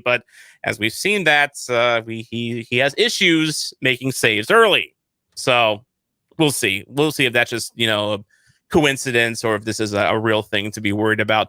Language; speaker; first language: English; native; English